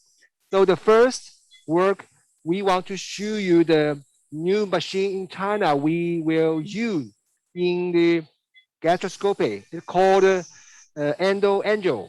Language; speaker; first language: English; non-native, learner; Chinese